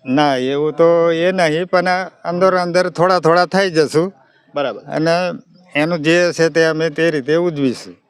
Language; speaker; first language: Gujarati; non-native, local second language; Rathawi